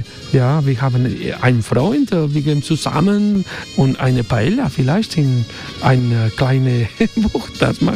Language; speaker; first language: German; non-native, learner; Spanish